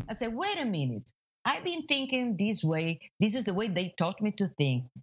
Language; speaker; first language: English; non-native, fluent; Spanish